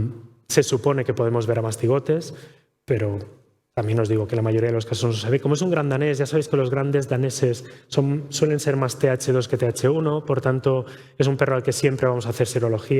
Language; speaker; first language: Spanish; native; Spanish